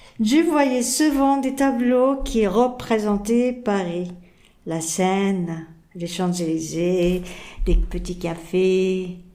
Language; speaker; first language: French; non-native, fluent; Japanese